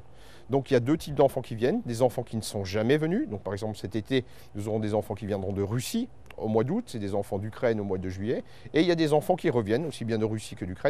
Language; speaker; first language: French; native; French